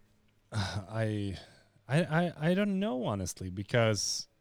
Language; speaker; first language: English; non-native, fluent; Swedish